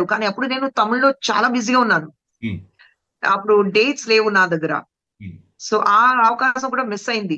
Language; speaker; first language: Telugu; non-native, local second language; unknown